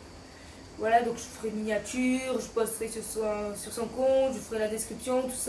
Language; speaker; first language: French; native; French